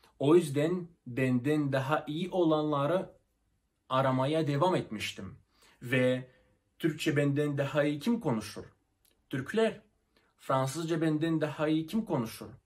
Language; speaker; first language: Turkish; non-native, fluent; Russian